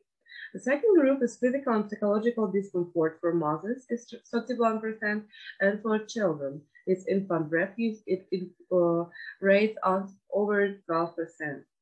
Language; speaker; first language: English; non-native, fluent; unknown